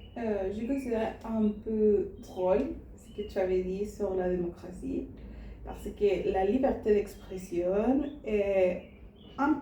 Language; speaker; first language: French; non-native, learner; Spanish